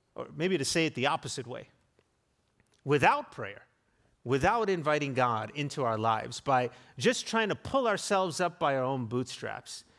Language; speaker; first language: English; native; English